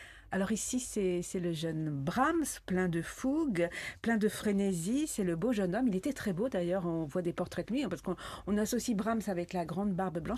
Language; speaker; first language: French; native; French